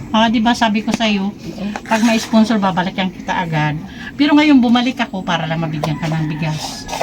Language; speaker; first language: Filipino; native; Filipino